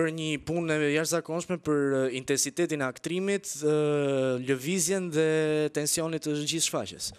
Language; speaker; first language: Albanian; native; Albanian